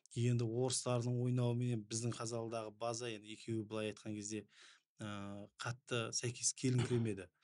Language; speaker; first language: Kazakh; native; Kazakh